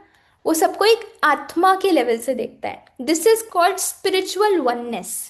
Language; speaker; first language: Hindi; native; Hindi